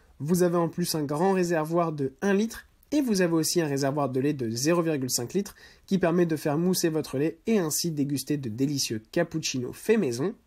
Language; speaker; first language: French; native; French